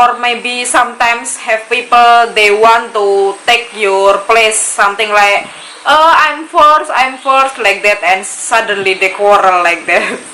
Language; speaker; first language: English; non-native, learner; Indonesian